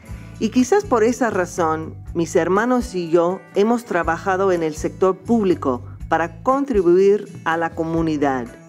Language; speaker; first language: Spanish; non-native, fluent; English